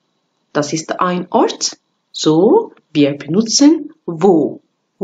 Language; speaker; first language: German; non-native, fluent; Arabic